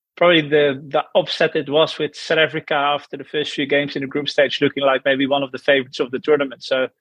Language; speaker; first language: English; non-native, fluent; Dutch